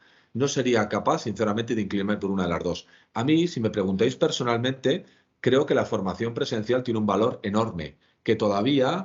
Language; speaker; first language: Spanish; native; Spanish